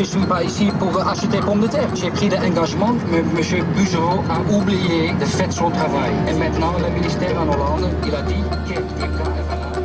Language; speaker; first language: French; non-native, learner; Dutch